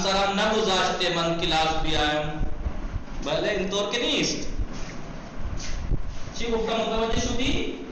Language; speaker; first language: Persian; non-native, fluent; Urdu